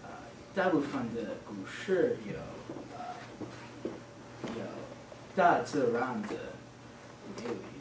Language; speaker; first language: Chinese; non-native, learner; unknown